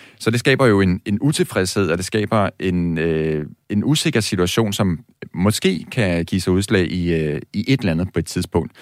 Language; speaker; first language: Danish; native; Danish